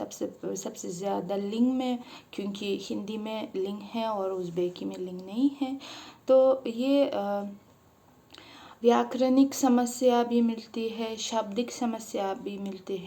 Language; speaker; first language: Hindi; non-native, fluent; Uzbek